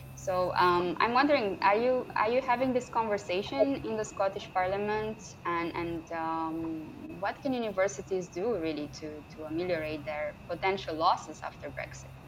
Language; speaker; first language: English; non-native, fluent; Romanian